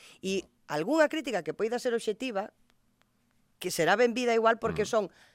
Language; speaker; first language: Galician; non-native, local second language; Spanish